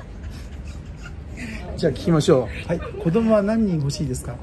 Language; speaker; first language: Japanese; native; Japanese